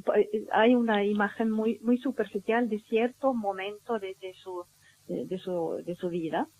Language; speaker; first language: Spanish; non-native, fluent; Swedish